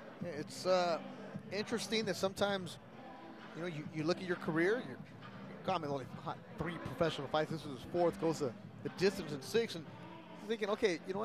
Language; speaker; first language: English; early bilingual, other home language; Spanish